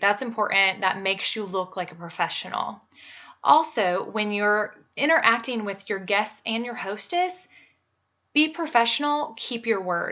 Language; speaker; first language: English; native; English